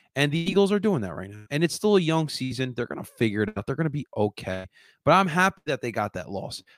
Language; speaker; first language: English; native; English